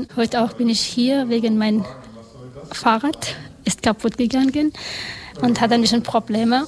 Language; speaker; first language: German; non-native, learner; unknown